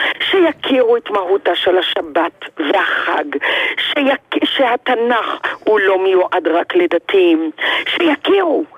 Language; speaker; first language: Hebrew; early bilingual, other home language; Arabic